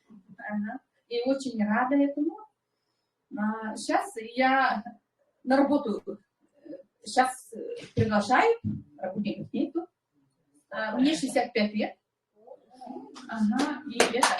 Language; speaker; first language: Russian; non-native, local second language; Yakut